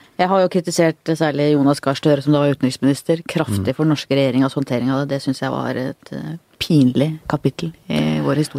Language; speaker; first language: Norwegian; native; Norwegian